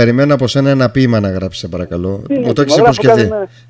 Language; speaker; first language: Greek; native; Greek